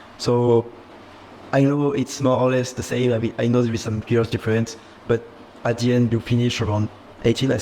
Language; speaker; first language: English; non-native, fluent; French